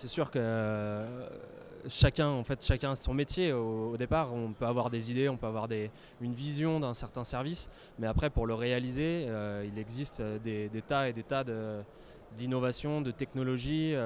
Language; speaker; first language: French; native; French